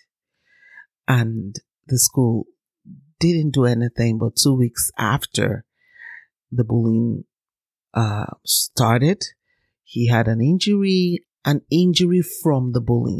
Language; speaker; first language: English; non-native, local second language; Yoruba